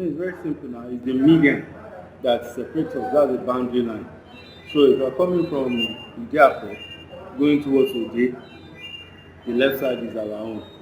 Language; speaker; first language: English; non-native, local second language; Yoruba